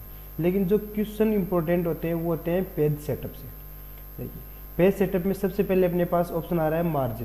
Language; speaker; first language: Hindi; native; Hindi